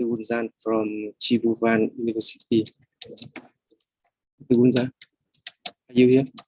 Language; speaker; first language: English; non-native, fluent; Vietnamese